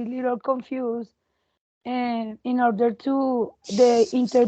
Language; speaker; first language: English; non-native, learner; Spanish